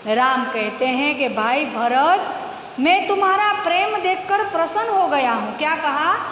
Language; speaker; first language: Hindi; non-native, local second language; Gujarati